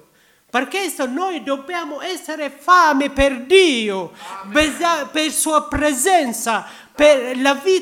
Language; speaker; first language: Italian; non-native, learner; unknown